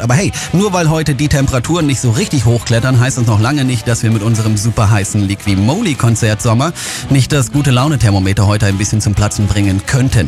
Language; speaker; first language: German; native; German